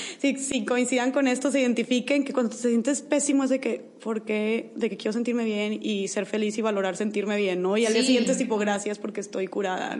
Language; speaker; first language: Spanish; native; Spanish